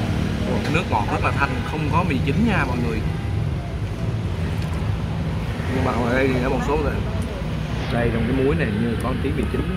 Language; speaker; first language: Vietnamese; native; Vietnamese